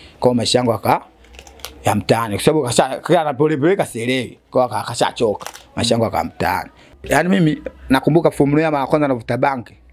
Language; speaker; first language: Swahili; native; Swahili